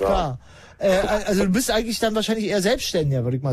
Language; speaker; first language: German; native; German